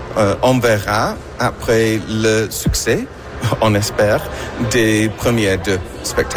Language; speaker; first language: French; non-native, learner; English